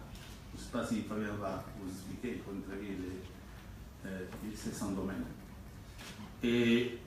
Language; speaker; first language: French; non-native, fluent; Spanish